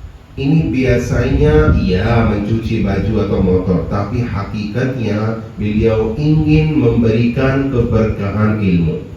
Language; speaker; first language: Indonesian; non-native, fluent; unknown